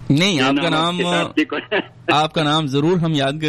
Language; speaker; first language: Hindi; non-native, local second language; Pashto